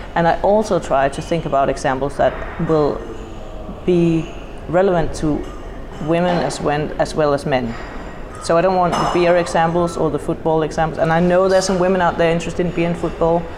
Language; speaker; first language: English; non-native, fluent; Danish